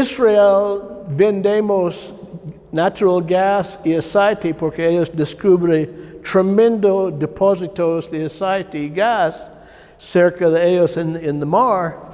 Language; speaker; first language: Spanish; non-native, learner; English